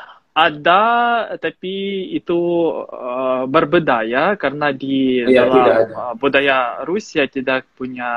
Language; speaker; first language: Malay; non-native, fluent; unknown